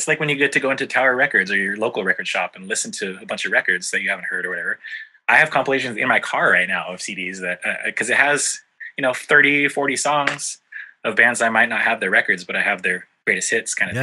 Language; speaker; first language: English; native; English